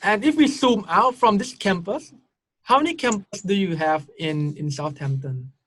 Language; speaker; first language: English; non-native, fluent; Thai